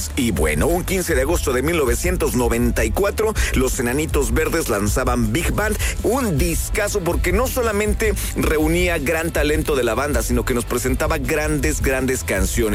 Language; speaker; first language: Spanish; native; Spanish